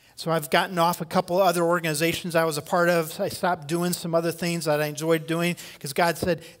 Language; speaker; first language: English; native; English